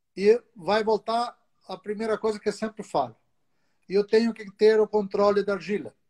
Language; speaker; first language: Portuguese; early bilingual, other home language; Italian